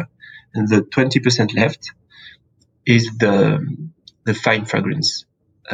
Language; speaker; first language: English; non-native, fluent; French